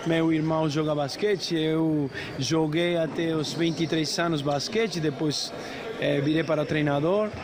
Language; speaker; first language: Portuguese; non-native, fluent; Spanish